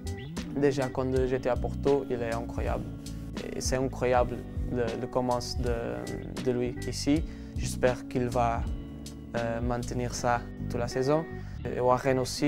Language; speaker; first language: French; non-native, learner; Portuguese